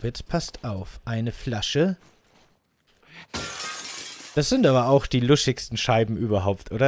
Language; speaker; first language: German; native; German